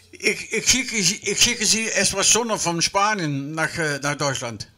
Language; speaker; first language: German; non-native, learner; Dutch